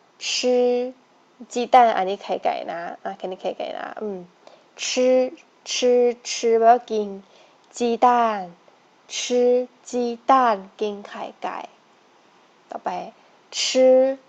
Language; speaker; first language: Chinese; non-native, fluent; Thai